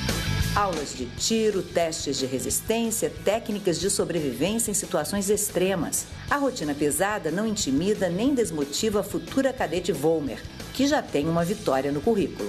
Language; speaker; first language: Portuguese; native; Portuguese